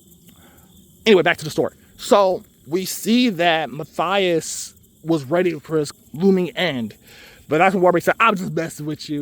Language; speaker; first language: English; native; English